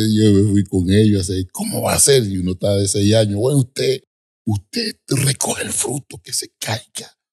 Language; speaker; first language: Spanish; native; Spanish